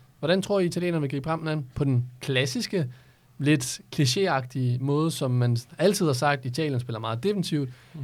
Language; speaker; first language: Danish; native; Danish